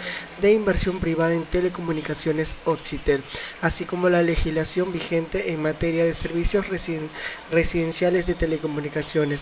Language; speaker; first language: Spanish; native; Spanish